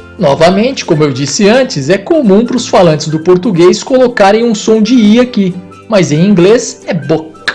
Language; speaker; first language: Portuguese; native; Portuguese